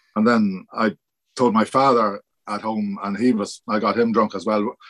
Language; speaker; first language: English; native; English